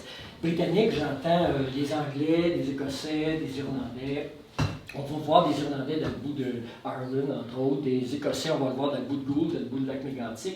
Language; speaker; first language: French; native; French